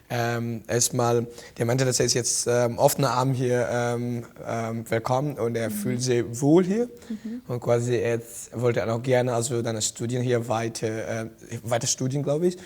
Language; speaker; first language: German; non-native, fluent; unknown